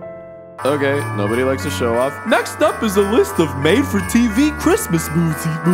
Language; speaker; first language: English; native; English